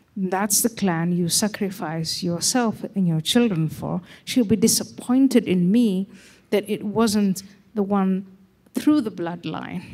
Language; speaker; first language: English; non-native, fluent; Somali